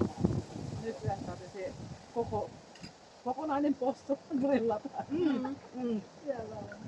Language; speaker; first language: Finnish; non-native, learner; Bikol